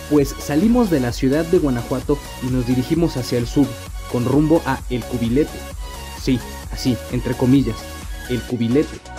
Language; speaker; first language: Spanish; native; Spanish